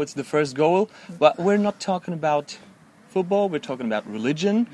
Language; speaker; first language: English; non-native, fluent; German